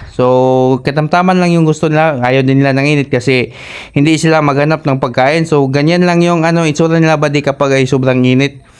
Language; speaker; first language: Filipino; non-native, local second language; Cebuano